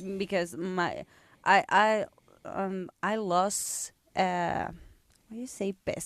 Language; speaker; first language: English; non-native, learner; Spanish